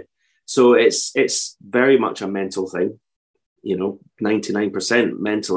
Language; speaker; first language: English; native; English